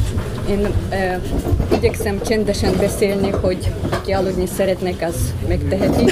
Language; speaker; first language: Hungarian; non-native, fluent; Russian